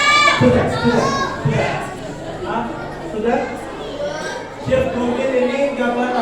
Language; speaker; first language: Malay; non-native, learner; Arabic